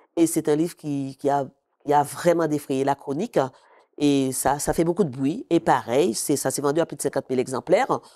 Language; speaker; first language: French; native; French